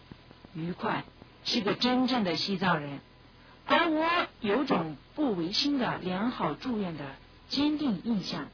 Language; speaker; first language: Chinese; native; Chinese